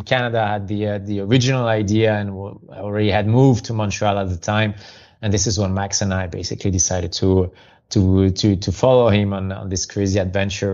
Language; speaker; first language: English; non-native, fluent; French